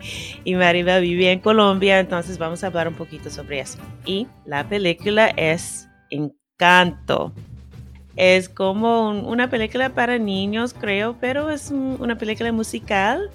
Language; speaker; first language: Spanish; non-native, fluent; English